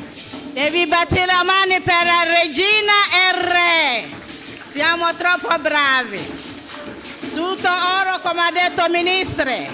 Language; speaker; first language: Italian; non-native, learner; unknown